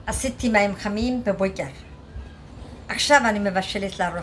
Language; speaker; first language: Hebrew; non-native, fluent; Amharic